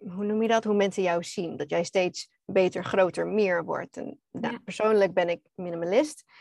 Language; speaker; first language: Dutch; non-native, fluent; English